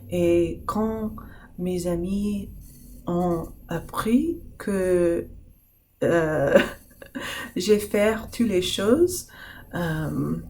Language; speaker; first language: French; non-native, fluent; English